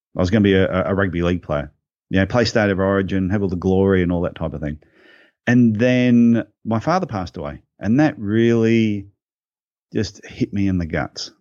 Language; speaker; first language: English; native; English